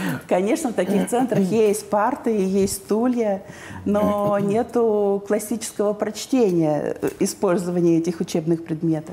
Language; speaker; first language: Russian; native; Russian